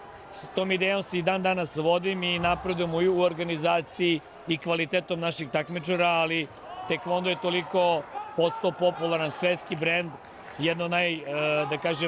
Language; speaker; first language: Serbian; native; Serbian